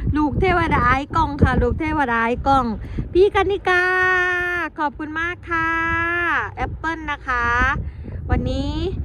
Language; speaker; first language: Thai; native; Thai